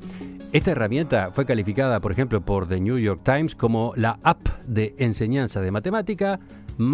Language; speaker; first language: Spanish; native; Spanish